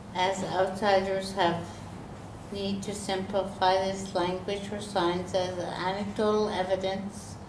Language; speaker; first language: English; native; English